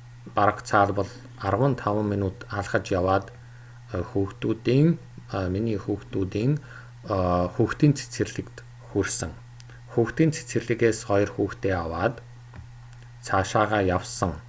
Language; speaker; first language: Mongolian; non-native, fluent; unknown